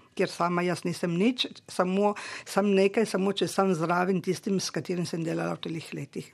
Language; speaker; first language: Slovenian; native; Slovenian